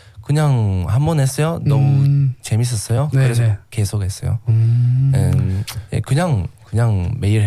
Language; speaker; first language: Korean; non-native, learner; English